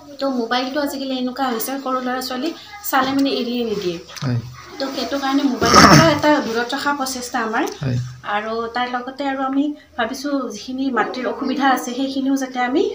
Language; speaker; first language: Assamese; native; Assamese